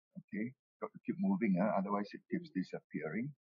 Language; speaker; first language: English; non-native, local second language; Min Nan Chinese